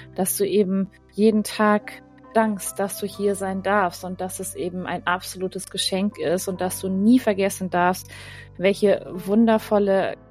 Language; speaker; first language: German; native; German